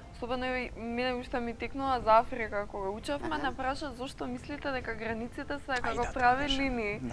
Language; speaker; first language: Macedonian; native; Macedonian